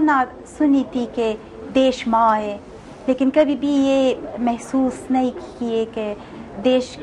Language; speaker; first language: Hindi; non-native, fluent; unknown